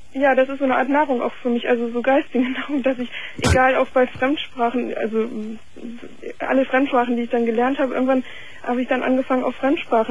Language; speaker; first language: German; native; German